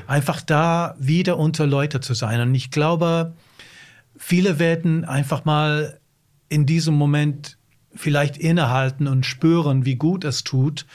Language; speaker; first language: German; non-native, fluent; English